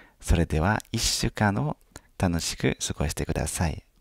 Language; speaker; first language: Japanese; non-native, fluent; French